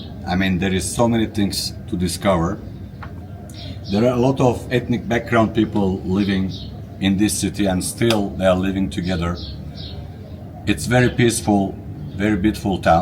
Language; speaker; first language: English; non-native, fluent; Turkish